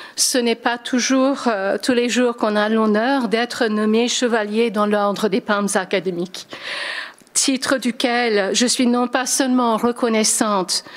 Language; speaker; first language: French; non-native, fluent; English